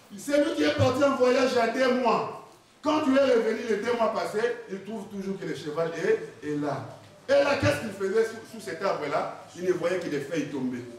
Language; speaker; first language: French; non-native, local second language; Lingala